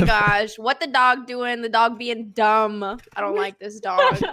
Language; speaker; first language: English; native; English